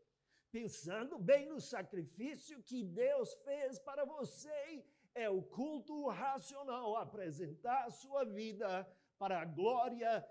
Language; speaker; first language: Portuguese; non-native, fluent; English